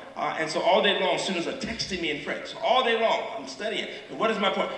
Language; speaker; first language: English; native; English